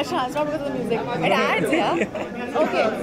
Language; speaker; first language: English; non-native, local second language; Hindi